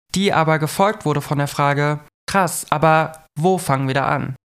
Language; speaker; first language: German; native; German